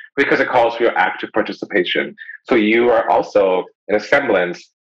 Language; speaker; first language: English; native; English